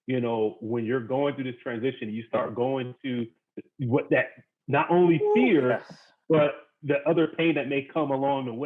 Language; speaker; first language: English; native; English